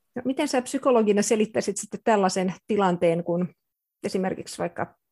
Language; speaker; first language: Finnish; native; Finnish